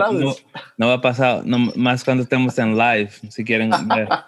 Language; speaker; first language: Spanish; early bilingual, heritage; Spanish